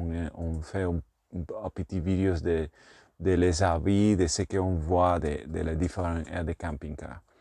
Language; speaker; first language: French; non-native, learner; Spanish